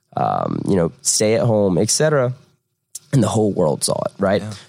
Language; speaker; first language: English; native; English